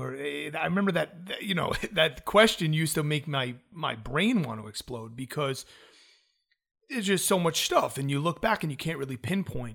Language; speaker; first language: English; native; English